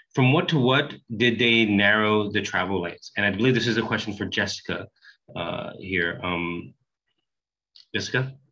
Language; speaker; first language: English; native; English